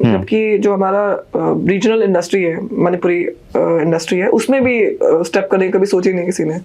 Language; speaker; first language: Hindi; non-native, local second language; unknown